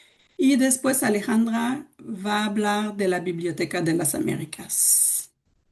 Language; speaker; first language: Spanish; non-native, fluent; French